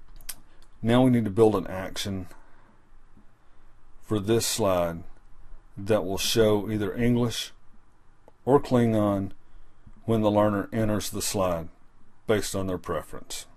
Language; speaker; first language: English; native; English